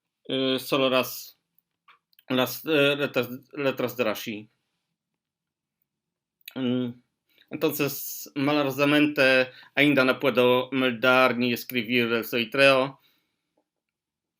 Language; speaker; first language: Spanish; non-native, learner; Polish